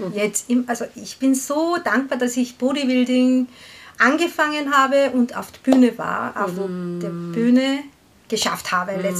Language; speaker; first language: German; non-native, learner; Korean